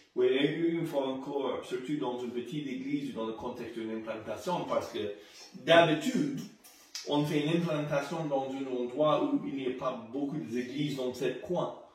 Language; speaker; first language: French; non-native, fluent; English